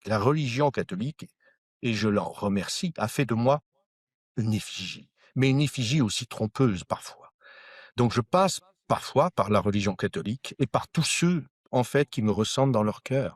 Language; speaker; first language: French; native; French